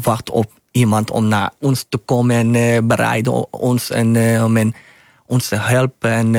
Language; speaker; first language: Dutch; non-native, learner; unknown